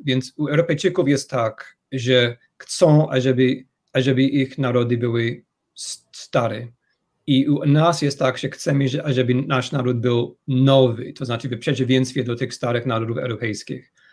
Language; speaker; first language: Polish; non-native, fluent; English